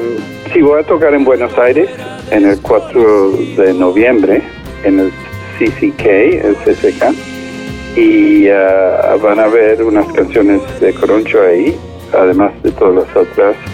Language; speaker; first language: Spanish; non-native, fluent; English